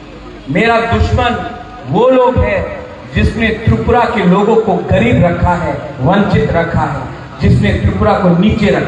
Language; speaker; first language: Hindi; non-native, local second language; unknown